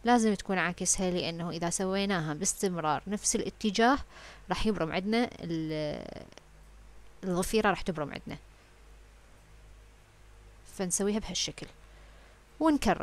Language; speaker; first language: Arabic; native; Arabic